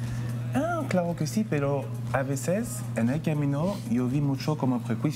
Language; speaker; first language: Spanish; non-native, fluent; French